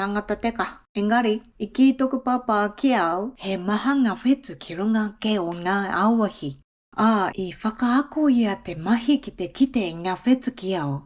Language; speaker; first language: Māori; non-native, fluent; Japanese